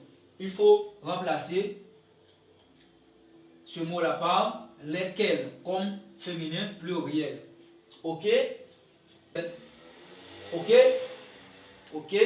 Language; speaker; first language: French; non-native, local second language; Haitian Creole